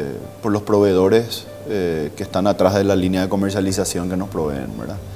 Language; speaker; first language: Spanish; native; Spanish